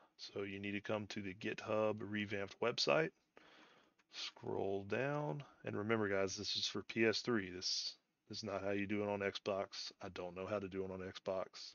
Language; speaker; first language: English; native; English